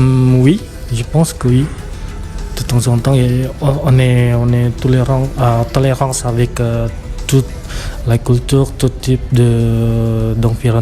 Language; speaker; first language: French; non-native, fluent; Indonesian